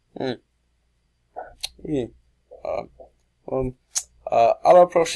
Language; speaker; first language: French; non-native, learner; English